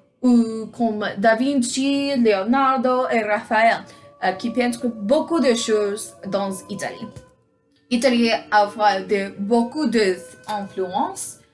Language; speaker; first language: French; non-native, learner; English